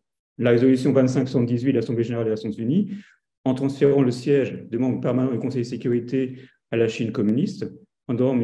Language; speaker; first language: French; native; French